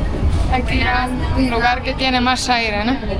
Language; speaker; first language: Spanish; non-native, fluent; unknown